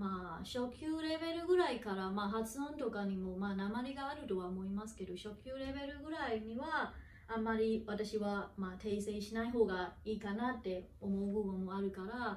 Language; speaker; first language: Japanese; non-native, fluent; Burmese